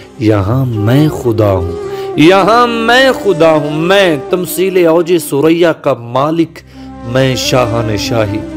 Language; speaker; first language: Urdu; non-native, local second language; Punjabi